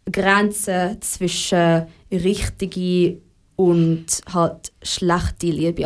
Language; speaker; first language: German; native; German